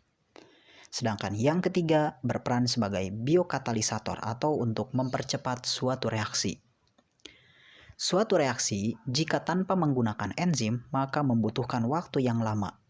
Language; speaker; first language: Indonesian; native; Indonesian